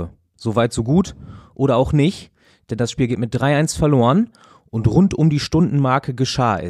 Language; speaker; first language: German; native; German